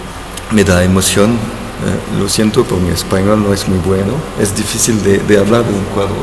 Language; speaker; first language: Spanish; non-native, learner; French